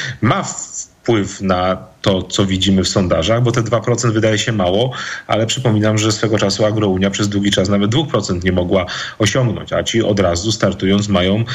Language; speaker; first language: Polish; native; Polish